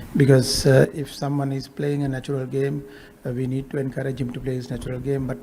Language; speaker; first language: English; non-native, local second language; Sinhala